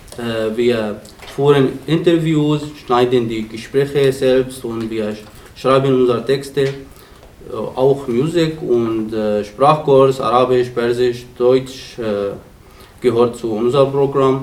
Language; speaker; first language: German; non-native, learner; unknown